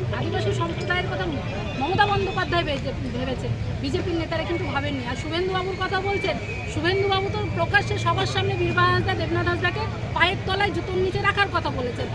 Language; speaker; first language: Bangla; non-native, local second language; Santali